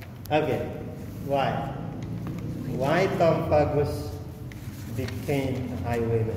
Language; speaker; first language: English; non-native, fluent; Indonesian